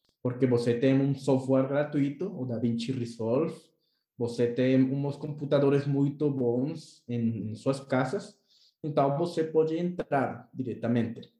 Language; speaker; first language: Portuguese; non-native, learner; Spanish